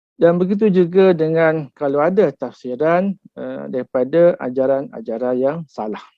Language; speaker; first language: Malay; native; Malay